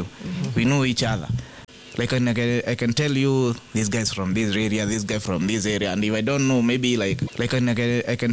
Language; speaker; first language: English; non-native, local second language; Kikuyu